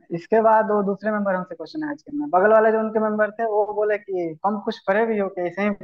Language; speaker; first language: Hindi; native; Hindi